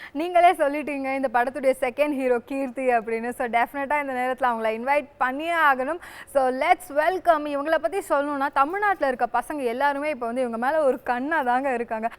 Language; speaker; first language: Tamil; native; Tamil